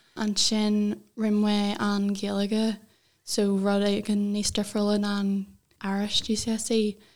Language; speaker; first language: Irish; non-native, local second language; English